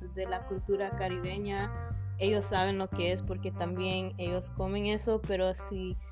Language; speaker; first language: Spanish; early bilingual, heritage; English